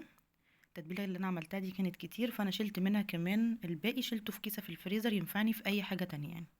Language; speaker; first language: Arabic; native; Arabic